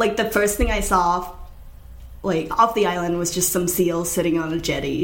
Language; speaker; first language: English; early bilingual, other home language; Thai